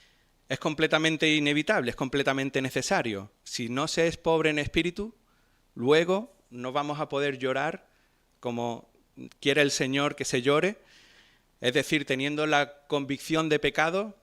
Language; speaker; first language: Spanish; native; Spanish